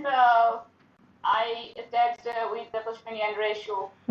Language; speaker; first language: English; non-native, learner; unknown